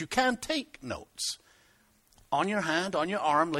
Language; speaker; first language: English; native; English